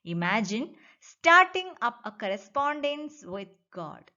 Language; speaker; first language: English; non-native, local second language; Malayalam